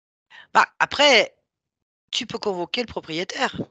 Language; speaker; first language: French; native; French